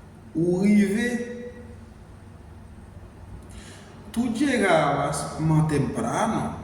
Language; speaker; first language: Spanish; non-native, learner; Haitian Creole